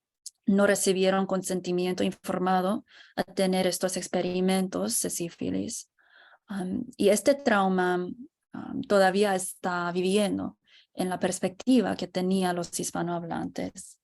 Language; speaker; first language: Spanish; non-native, fluent; English